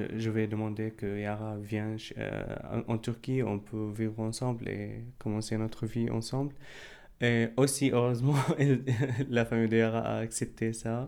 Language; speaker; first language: French; non-native, fluent; Arabic